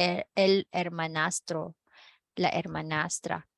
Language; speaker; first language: Spanish; non-native, fluent; Filipino